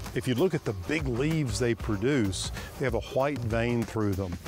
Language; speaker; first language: English; native; English